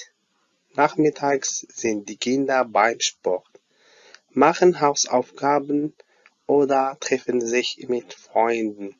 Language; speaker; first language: German; non-native, fluent; Arabic